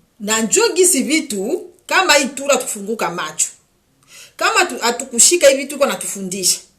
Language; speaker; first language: Swahili; native; Swahili